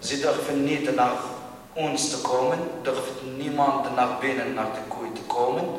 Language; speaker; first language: Dutch; non-native, learner; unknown